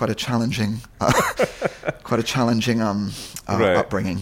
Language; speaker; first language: English; native; English